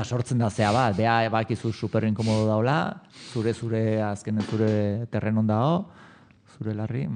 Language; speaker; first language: Basque; native; Basque